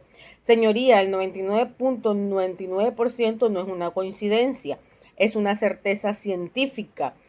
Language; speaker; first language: Spanish; native; Spanish